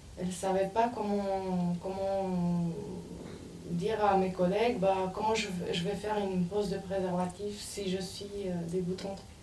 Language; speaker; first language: French; non-native, fluent; Romanian